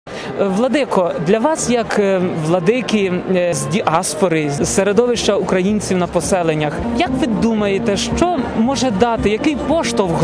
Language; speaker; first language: Ukrainian; native; Ukrainian